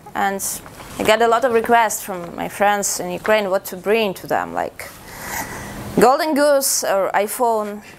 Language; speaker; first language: English; non-native, fluent; Russian